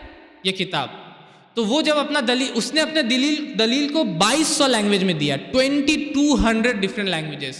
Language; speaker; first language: Urdu; native; Urdu